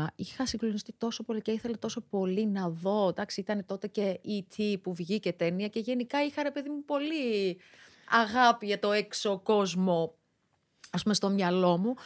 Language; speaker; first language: Greek; early bilingual, other home language; Georgian